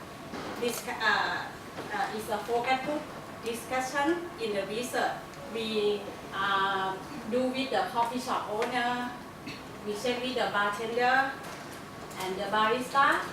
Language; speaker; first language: English; non-native, learner; Thai